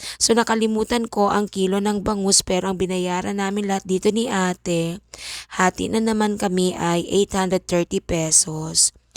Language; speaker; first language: Filipino; non-native, local second language; Bikol